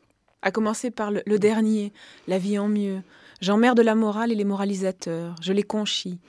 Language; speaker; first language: French; native; French